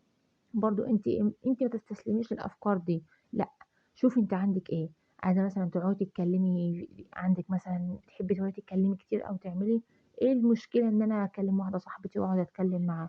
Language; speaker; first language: Arabic; native; Arabic